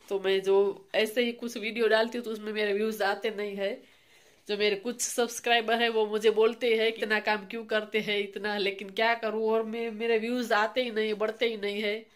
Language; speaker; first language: Hindi; non-native, local second language; Gujarati